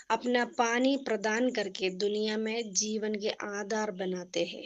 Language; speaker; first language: Hindi; non-native, local second language; Malayalam